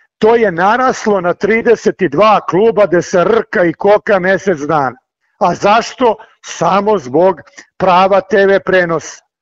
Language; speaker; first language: Serbian; native; Serbian